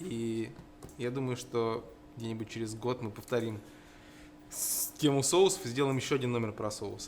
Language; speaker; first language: Russian; native; Russian